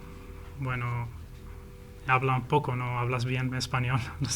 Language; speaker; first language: Spanish; non-native, learner; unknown